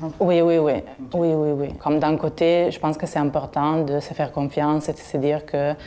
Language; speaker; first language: French; non-native, fluent; Italian